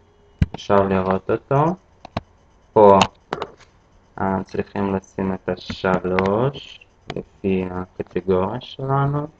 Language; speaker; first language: Hebrew; non-native, fluent; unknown